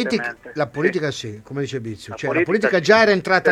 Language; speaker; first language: Italian; native; Italian